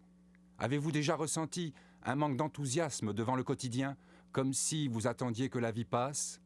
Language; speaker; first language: French; native; French